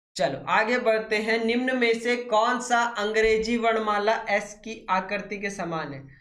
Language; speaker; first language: Hindi; native; Hindi